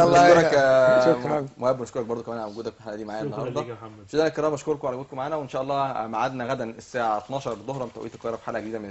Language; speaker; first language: Arabic; native; Arabic